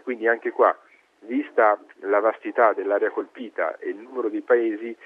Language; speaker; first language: Italian; native; Italian